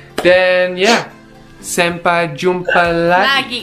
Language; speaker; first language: Indonesian; non-native, learner; English